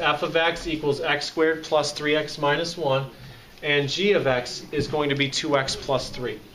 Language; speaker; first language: English; native; English